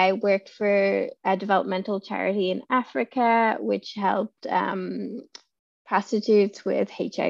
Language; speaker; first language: English; native; English